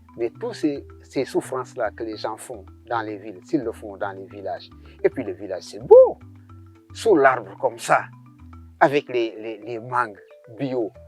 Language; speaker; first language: French; non-native, local second language; Serer